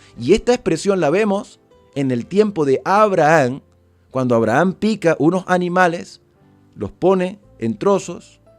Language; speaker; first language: Spanish; native; Spanish